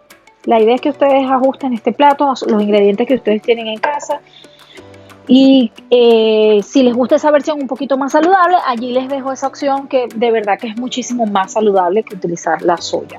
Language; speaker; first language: Spanish; native; Spanish